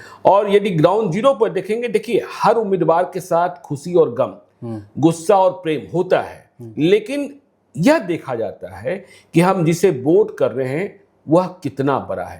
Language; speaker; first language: Hindi; native; Hindi